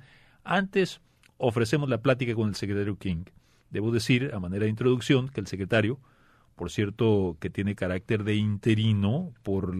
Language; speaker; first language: Spanish; native; Spanish